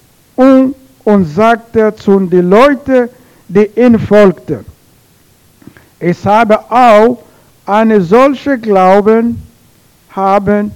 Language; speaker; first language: German; non-native, learner; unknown